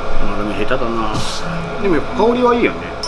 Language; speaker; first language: Japanese; native; Japanese